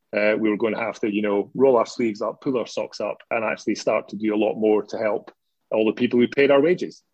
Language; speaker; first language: English; native; English